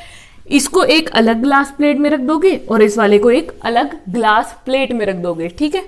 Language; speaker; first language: Hindi; native; Hindi